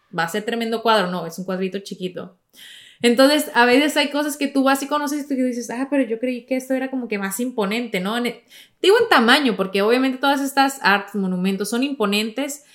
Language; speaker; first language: Spanish; native; Spanish